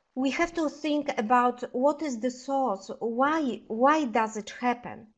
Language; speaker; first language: English; non-native, fluent; Polish